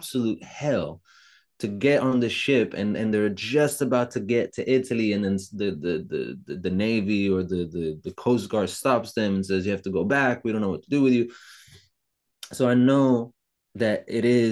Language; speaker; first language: English; non-native, fluent; Italian